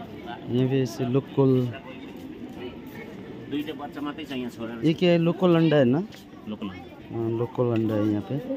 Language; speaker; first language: Hindi; non-native, local second language; Nepali